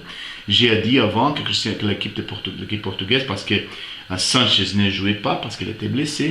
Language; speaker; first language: French; non-native, fluent; Portuguese